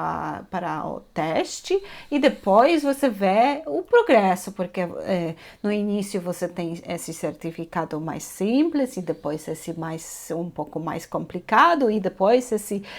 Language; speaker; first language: Portuguese; non-native, fluent; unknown